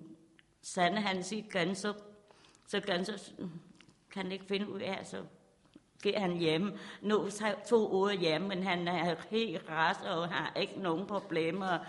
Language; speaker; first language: Danish; non-native, learner; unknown